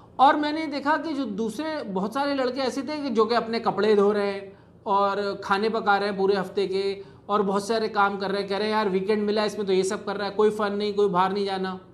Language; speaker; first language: Urdu; native; Urdu